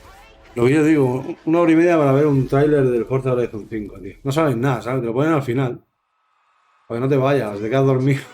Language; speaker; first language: Spanish; native; Spanish